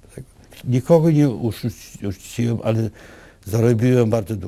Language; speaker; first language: Polish; early bilingual, other home language; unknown